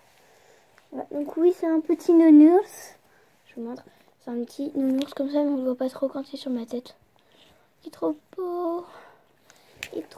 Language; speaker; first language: French; native; French